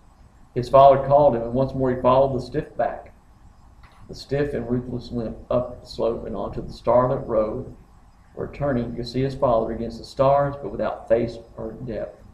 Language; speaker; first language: English; native; English